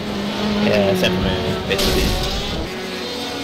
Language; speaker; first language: English; native; English